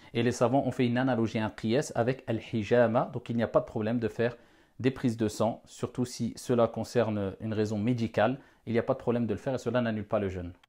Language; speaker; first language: French; non-native, local second language; Wolof